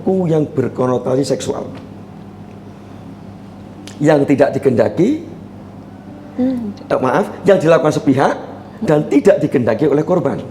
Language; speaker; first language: Indonesian; native; Indonesian